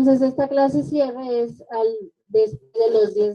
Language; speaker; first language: Spanish; native; Spanish